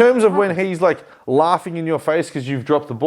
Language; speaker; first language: English; native; English